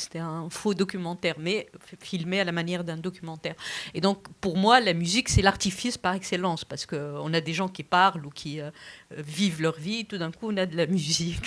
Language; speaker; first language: French; non-native, local second language; Arabic